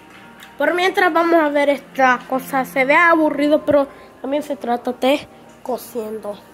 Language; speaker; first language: Spanish; early bilingual, heritage; Spanish